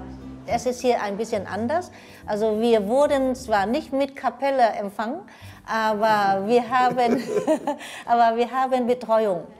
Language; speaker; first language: German; non-native, fluent; Vietnamese